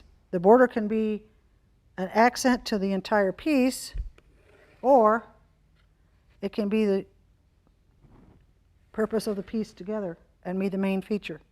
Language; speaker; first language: English; native; English